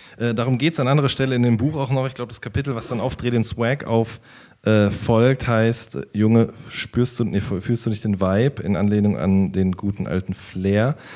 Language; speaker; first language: German; native; German